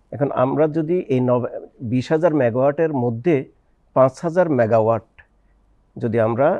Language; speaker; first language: Bangla; native; Bangla